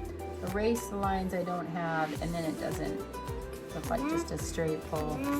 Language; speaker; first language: English; native; English